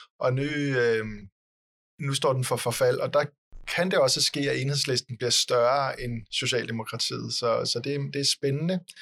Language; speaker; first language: Danish; native; Danish